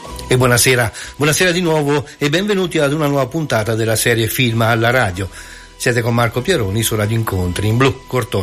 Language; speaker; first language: Italian; native; Italian